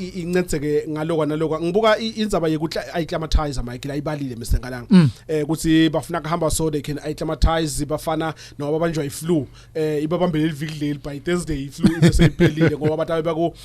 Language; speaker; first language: Zulu; non-native, local second language; Swati